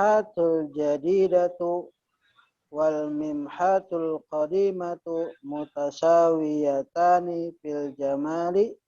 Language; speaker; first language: Arabic; non-native, learner; Indonesian